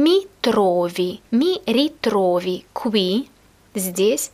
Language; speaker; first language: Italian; non-native, fluent; Russian